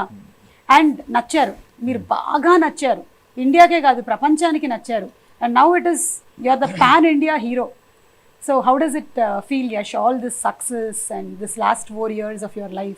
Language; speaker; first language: Telugu; native; Telugu